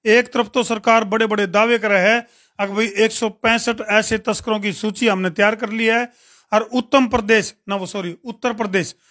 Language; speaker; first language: Hindi; native; Hindi